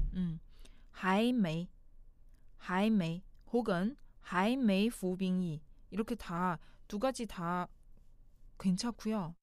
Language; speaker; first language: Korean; non-native, fluent; Chinese